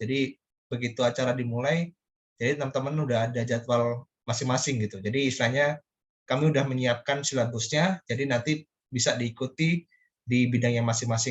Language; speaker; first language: Indonesian; native; Indonesian